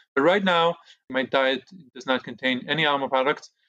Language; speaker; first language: English; early bilingual, other home language; Hebrew